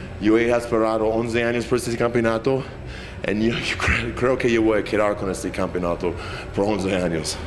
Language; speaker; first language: Spanish; non-native, fluent; English